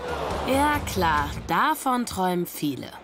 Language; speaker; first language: German; native; German